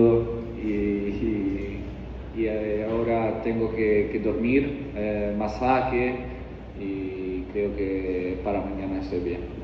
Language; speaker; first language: Spanish; non-native, learner; Italian